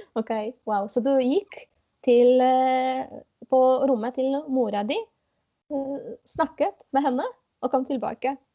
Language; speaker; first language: Norwegian; non-native, fluent; Polish